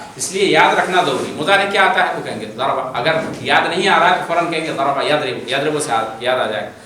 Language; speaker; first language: Urdu; non-native, local second language; Bangla